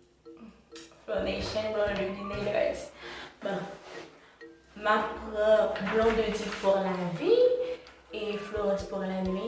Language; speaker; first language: French; non-native, local second language; Haitian Creole